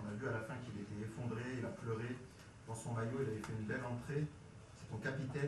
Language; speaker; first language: French; native; French